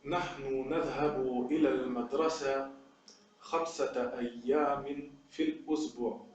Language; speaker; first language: Arabic; non-native, fluent; French